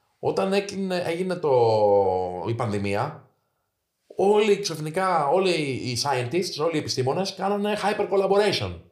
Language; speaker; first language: Greek; native; Greek